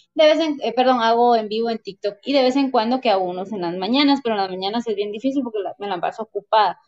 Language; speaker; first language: Spanish; native; Spanish